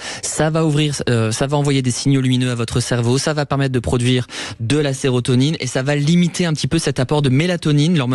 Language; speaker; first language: French; native; French